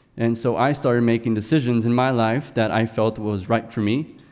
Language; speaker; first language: English; native; English